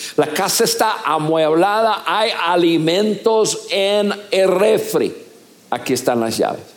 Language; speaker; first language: Spanish; non-native, fluent; English